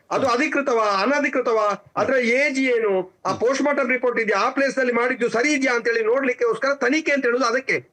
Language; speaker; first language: Kannada; native; Kannada